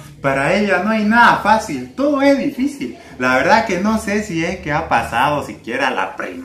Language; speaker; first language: Spanish; native; Spanish